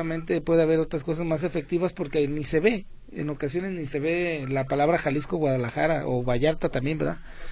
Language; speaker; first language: Spanish; native; Spanish